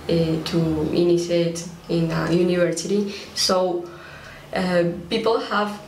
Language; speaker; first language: English; non-native, learner; Spanish